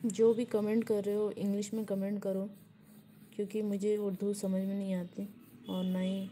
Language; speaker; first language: Hindi; native; Hindi